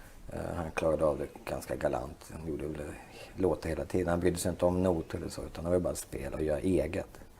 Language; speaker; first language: Swedish; native; Swedish